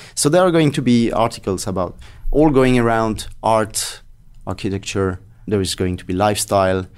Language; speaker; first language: English; non-native, fluent; French